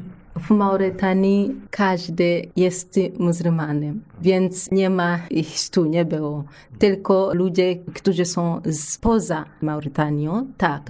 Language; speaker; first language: Polish; non-native, learner; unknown